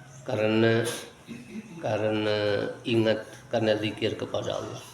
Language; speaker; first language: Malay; non-native, local second language; Sundanese